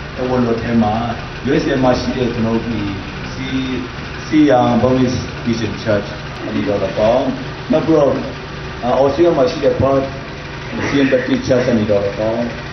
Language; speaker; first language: Burmese; non-native, local second language; Hakha Chin